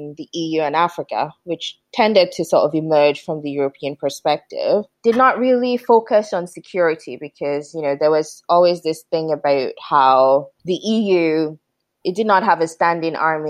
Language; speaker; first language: English; non-native, local second language; Yoruba